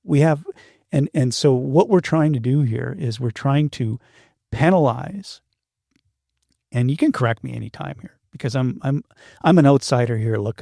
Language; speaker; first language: English; native; English